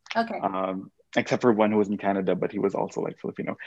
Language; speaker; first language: English; non-native, local second language; Filipino